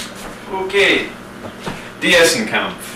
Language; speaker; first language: German; non-native, learner; English